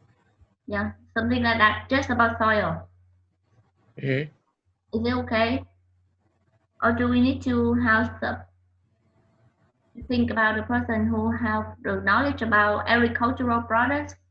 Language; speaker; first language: English; non-native, learner; Vietnamese